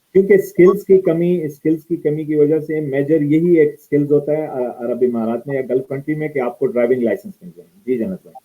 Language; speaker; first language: Urdu; non-native, local second language; Pashto